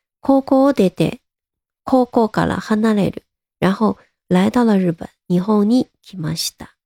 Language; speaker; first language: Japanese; non-native, fluent; Chinese